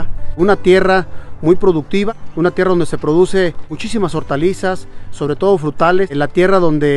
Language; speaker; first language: Spanish; native; Spanish